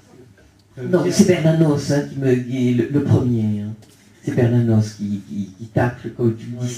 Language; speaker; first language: French; early bilingual, other home language; Spanish